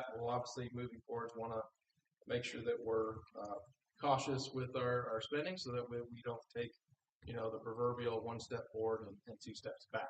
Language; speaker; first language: English; native; English